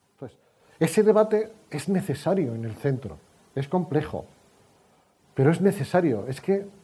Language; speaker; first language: Spanish; native; Spanish